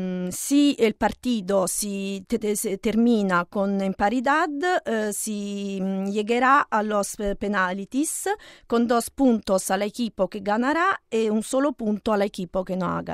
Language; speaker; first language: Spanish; non-native, learner; Italian